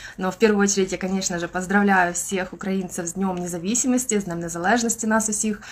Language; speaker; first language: Ukrainian; non-native, local second language; Russian